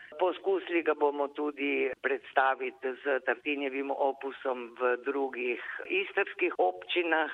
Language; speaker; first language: Slovenian; non-native, local second language; Italian